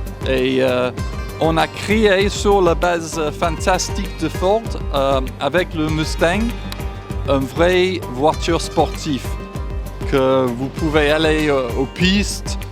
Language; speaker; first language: French; non-native, fluent; English